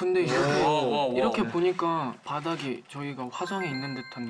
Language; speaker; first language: Korean; native; Korean